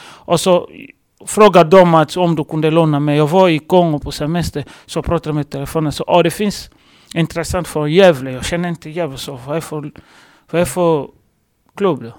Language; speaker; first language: Swedish; non-native, fluent; Lingala